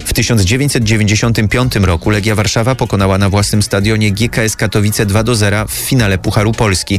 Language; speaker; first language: Polish; native; Polish